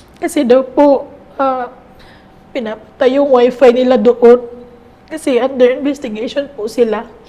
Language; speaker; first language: Filipino; non-native, local second language; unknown